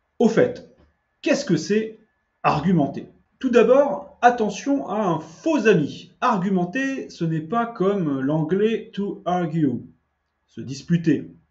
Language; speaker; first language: French; native; French